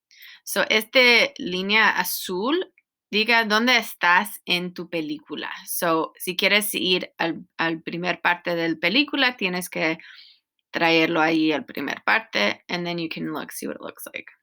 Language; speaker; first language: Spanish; non-native, learner; English